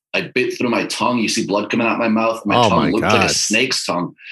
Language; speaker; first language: English; native; English